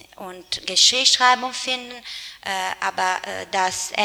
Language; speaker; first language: German; non-native, fluent; Italian